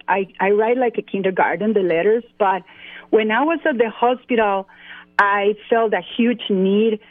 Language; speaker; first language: English; non-native, fluent; Spanish